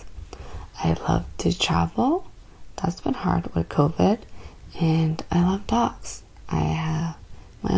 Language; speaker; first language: English; native; English